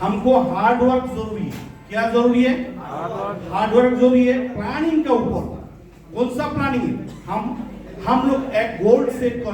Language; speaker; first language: Hindi; non-native, local second language; Bangla